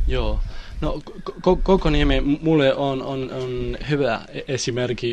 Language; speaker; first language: Finnish; non-native, learner; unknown